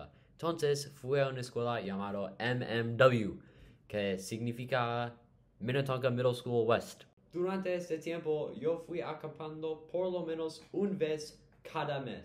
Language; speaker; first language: Spanish; non-native, learner; English